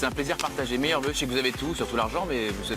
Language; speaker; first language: French; native; French